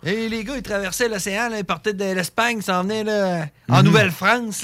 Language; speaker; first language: French; native; French